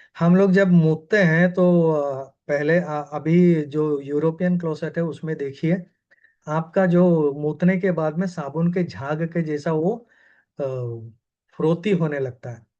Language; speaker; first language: Hindi; non-native, local second language; Malayalam